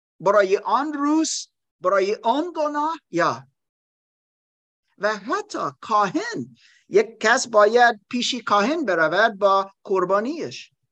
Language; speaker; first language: Persian; non-native, learner; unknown